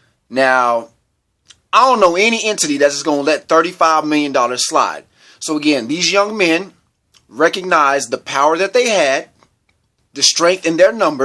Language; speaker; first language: English; native; English